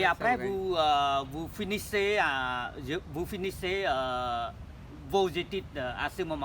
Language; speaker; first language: French; non-native, fluent; Khmer